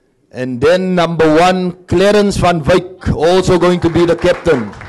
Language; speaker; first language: English; non-native, local second language; Afrikaans